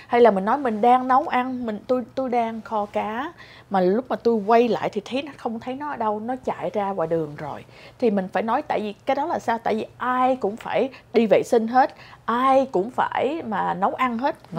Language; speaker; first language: Vietnamese; early bilingual, heritage; Vietnamese